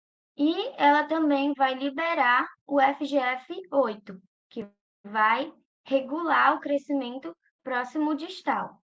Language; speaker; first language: Portuguese; native; Portuguese